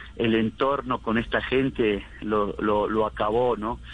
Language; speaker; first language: Spanish; native; Spanish